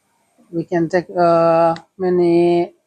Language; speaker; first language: English; non-native, learner; Indonesian